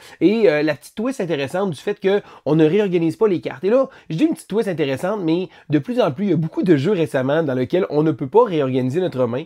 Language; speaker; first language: French; native; French